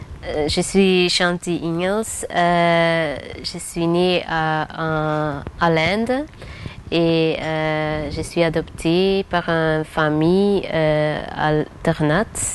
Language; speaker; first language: French; non-native, local second language; Dutch